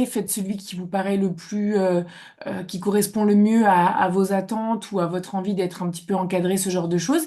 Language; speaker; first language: French; native; French